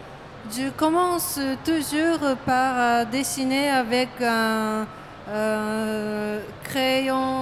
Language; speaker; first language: French; non-native, learner; Japanese